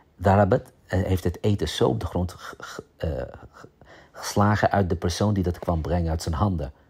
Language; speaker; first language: Dutch; early bilingual, other home language; Arabic